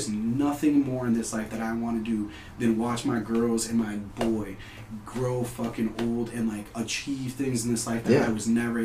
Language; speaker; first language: English; early bilingual, other home language; Spanish